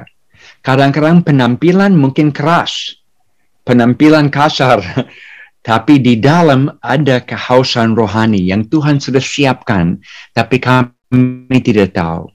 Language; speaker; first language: Indonesian; non-native, fluent; English